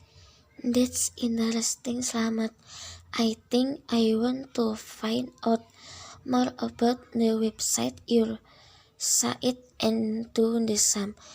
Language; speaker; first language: English; non-native, learner; Indonesian